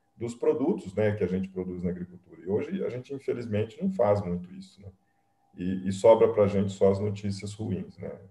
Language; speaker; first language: Portuguese; native; Portuguese